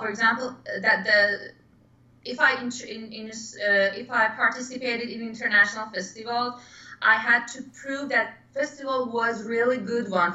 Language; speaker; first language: English; non-native, learner; Persian